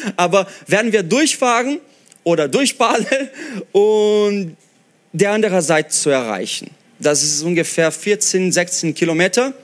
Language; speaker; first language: German; non-native, fluent; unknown